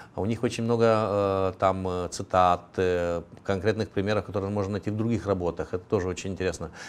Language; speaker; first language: Russian; non-native, local second language; Romanian